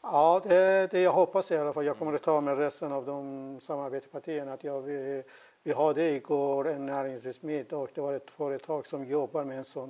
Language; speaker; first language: Swedish; non-native, fluent; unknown